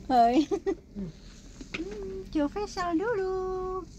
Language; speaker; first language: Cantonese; non-native, learner; Indonesian